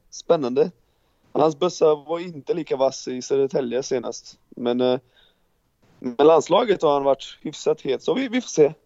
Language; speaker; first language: Swedish; non-native, fluent; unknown